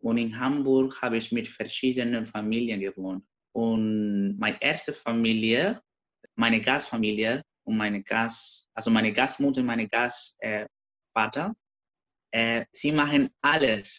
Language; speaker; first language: German; non-native, learner; Spanish